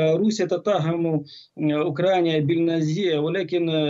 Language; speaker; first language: Arabic; non-native, fluent; Ukrainian